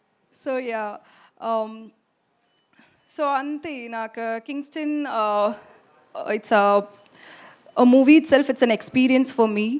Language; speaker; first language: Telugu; non-native, learner; Tamil